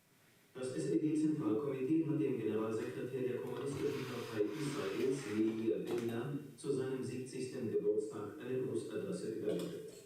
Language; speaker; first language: German; native; German